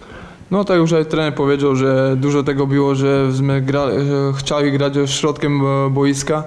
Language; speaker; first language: Polish; non-native, learner; Slovak